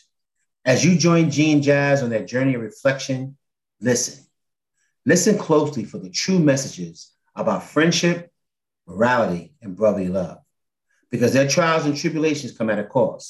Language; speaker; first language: English; native; English